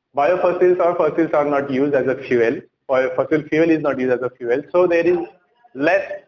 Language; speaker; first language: English; non-native, local second language; Marathi